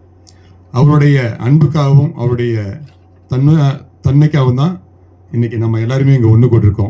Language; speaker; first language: Tamil; native; Tamil